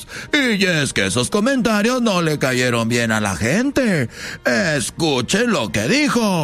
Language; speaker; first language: Spanish; native; Spanish